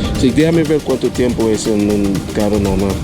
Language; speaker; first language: Spanish; non-native, learner; Haitian Creole